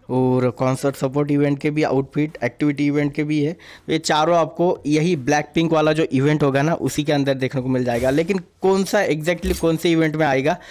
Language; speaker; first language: Hindi; non-native, local second language; Marathi